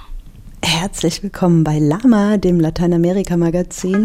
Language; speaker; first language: German; native; German